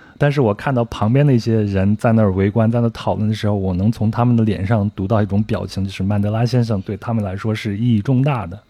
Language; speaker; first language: Chinese; native; Chinese